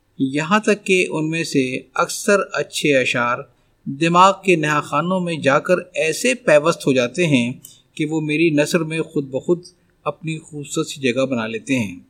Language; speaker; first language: Urdu; native; Urdu